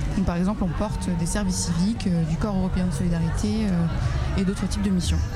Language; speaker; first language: French; native; French